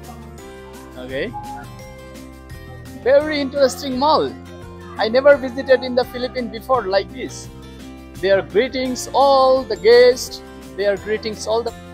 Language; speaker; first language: English; non-native, learner; Bangla